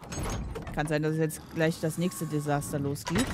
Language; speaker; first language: German; native; German